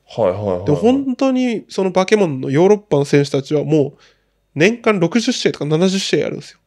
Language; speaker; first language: Japanese; native; Japanese